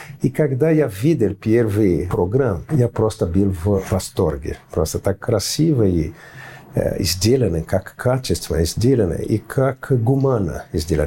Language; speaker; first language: Russian; non-native, fluent; Portuguese